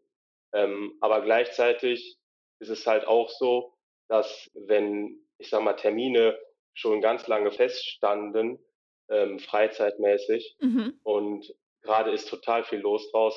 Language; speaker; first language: German; native; German